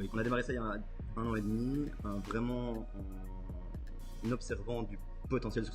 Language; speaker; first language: French; native; French